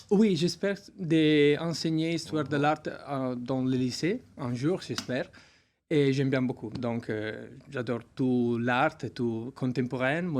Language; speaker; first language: French; non-native, learner; Italian